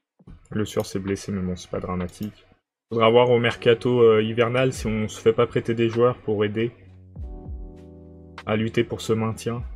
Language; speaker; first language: French; native; French